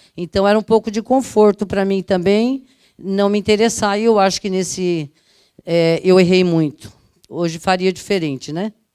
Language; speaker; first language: Portuguese; early bilingual, other home language; Italian